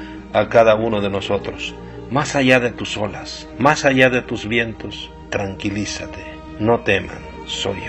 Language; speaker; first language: Spanish; native; Spanish